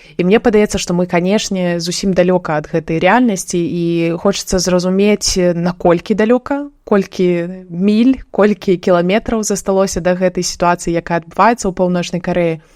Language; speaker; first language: Belarusian; non-native, local second language; Russian